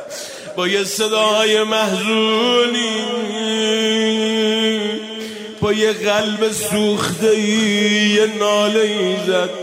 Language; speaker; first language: Persian; native; Persian